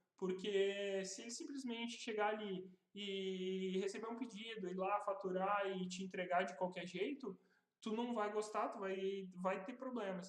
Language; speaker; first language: Portuguese; native; Portuguese